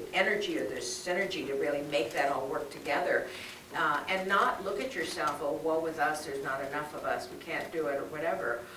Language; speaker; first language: English; native; English